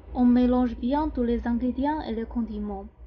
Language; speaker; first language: French; non-native, fluent; Chinese